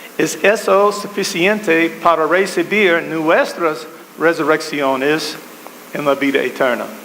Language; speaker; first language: Spanish; non-native, fluent; English